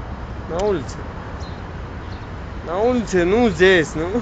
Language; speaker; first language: Russian; non-native, local second language; Georgian